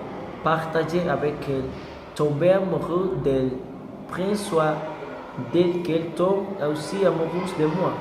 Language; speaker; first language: French; non-native, learner; Spanish